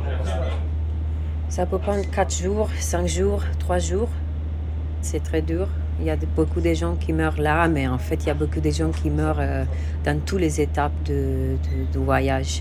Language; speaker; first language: French; non-native, fluent; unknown